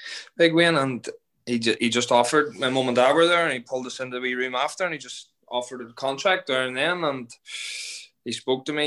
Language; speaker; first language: English; native; English